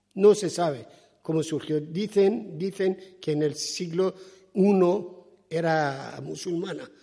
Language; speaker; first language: Spanish; non-native, fluent; Persian